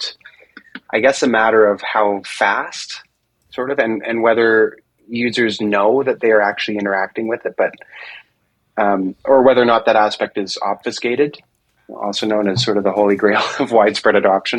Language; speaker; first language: English; native; English